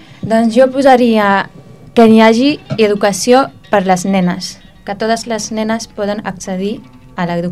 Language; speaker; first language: Catalan; early bilingual, other home language; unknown